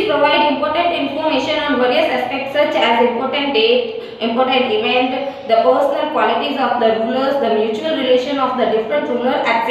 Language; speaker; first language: English; non-native, local second language; Hindi